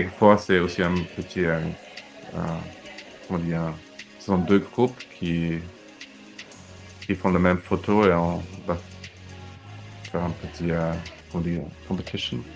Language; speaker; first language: French; non-native, fluent; German